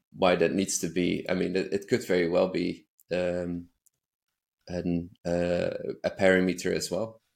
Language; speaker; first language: English; non-native, fluent; Dutch